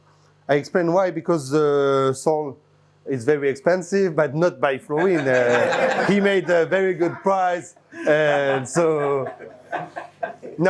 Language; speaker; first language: English; non-native, fluent; French